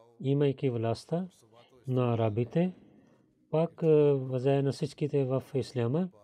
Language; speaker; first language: Bulgarian; non-native, learner; Urdu